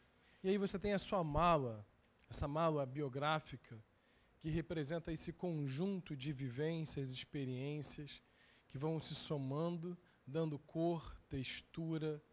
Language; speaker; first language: Portuguese; native; Portuguese